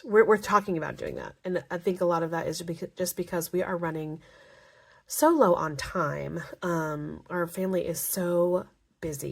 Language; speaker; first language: English; native; English